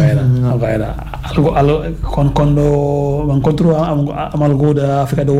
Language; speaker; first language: Catalan; non-native, fluent; Fula